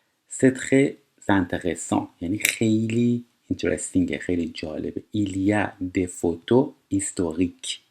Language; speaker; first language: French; non-native, fluent; Persian